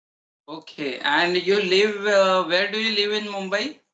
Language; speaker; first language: English; non-native, learner; Marathi